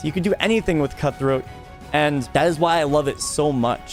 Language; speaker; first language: English; native; English